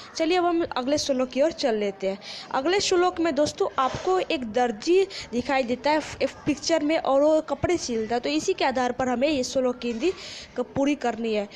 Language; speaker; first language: Hindi; native; Hindi